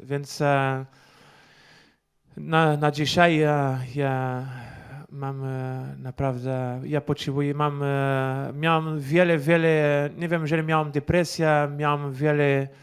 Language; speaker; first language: Polish; non-native, learner; Portuguese